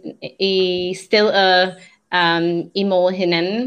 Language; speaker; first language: Danish; non-native, learner; English